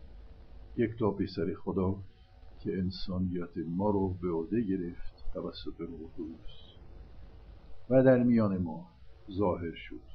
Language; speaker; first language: Persian; non-native, fluent; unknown